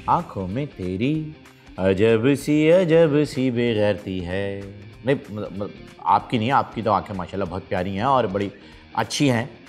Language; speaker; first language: Urdu; native; Urdu